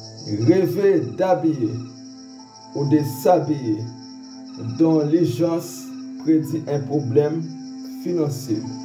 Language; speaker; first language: French; non-native, local second language; Haitian Creole